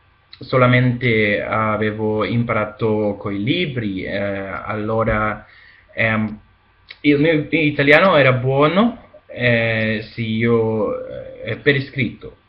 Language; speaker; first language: Italian; non-native, learner; Spanish